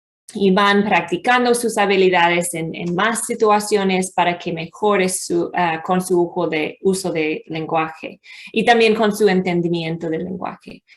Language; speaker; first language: Spanish; non-native, fluent; English